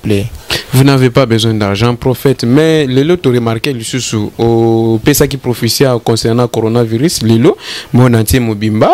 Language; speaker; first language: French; non-native, local second language; Lingala